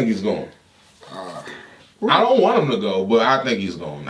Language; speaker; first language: English; native; English